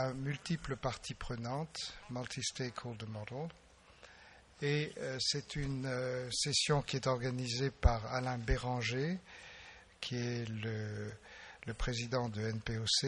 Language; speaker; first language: French; native; French